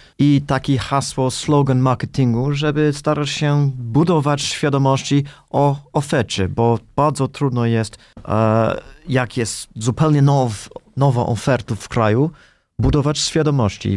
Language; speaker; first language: Polish; non-native, fluent; English